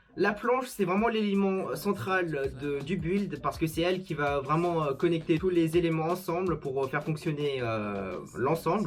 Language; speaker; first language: French; native; French